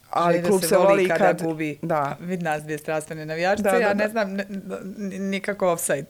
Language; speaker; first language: Bosnian; native; Bosnian